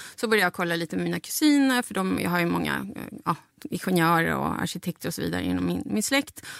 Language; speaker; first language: Swedish; non-native, fluent; Spanish